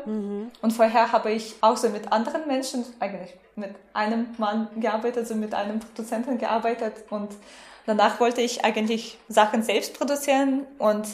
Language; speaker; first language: German; non-native, fluent; Russian